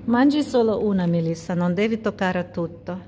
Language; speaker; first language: Italian; non-native, learner; Russian